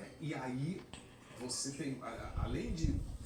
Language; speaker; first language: Portuguese; native; Portuguese